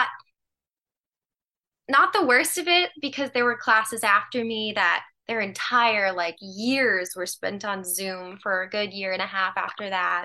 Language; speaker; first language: English; native; English